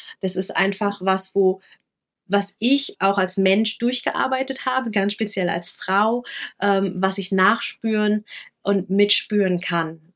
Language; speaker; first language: German; early bilingual, other home language; Vietnamese